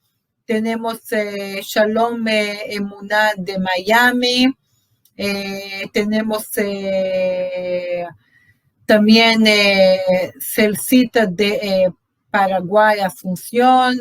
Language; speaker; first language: Spanish; non-native, fluent; Portuguese